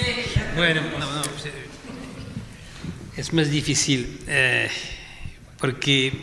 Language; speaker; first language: Spanish; non-native, fluent; French